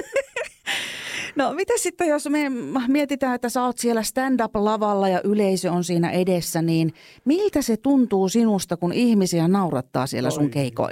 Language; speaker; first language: Finnish; native; Finnish